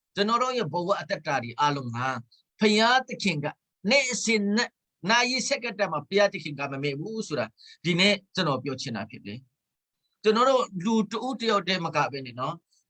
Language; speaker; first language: Burmese; non-native, local second language; Hakha Chin